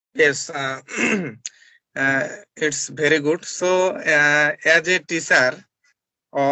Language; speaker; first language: English; non-native, learner; Bangla